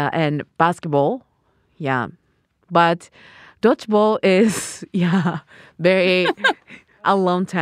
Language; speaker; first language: English; non-native, learner; Japanese